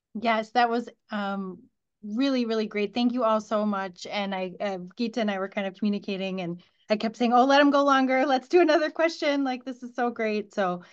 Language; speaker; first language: English; native; English